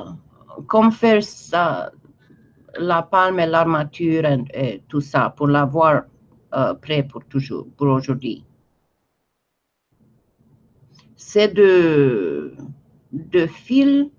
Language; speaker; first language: French; non-native, fluent; Romanian